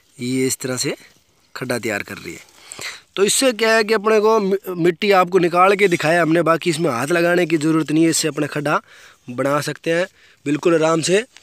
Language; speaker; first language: Hindi; native; Hindi